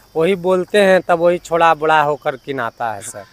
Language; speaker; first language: Hindi; native; Hindi